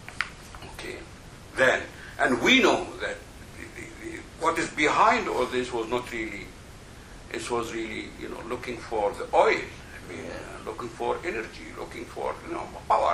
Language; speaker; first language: English; non-native, fluent; Arabic